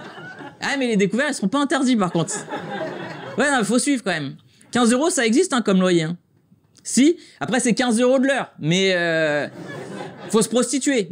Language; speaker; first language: French; native; French